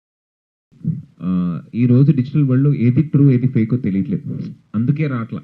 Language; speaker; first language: Telugu; native; Telugu